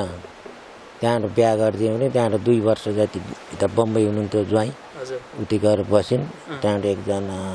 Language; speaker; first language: Nepali; native; Nepali